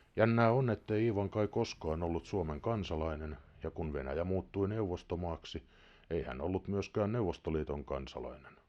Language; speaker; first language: Finnish; native; Finnish